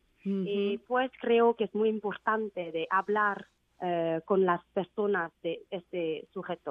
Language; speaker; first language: Spanish; non-native, learner; Vietnamese